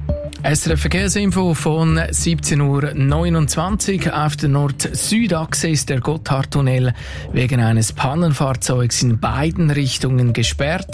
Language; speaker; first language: German; native; German